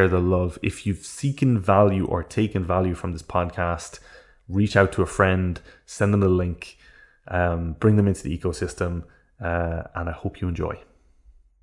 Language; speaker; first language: English; native; English